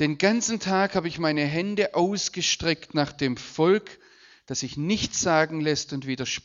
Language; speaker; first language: German; native; German